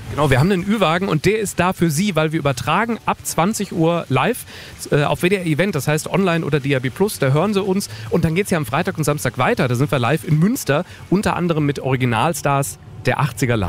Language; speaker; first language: German; native; German